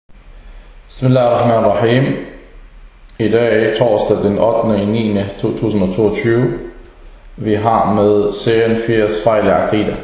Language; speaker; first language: Danish; early bilingual, other home language; Arabic